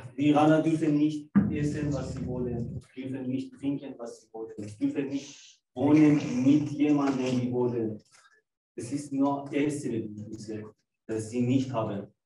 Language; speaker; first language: German; non-native, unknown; Persian